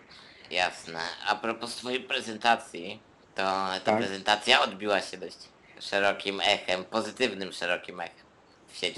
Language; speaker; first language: Polish; native; Polish